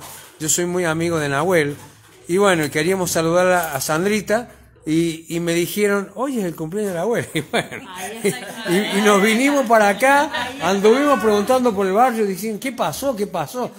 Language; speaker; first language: Spanish; native; Spanish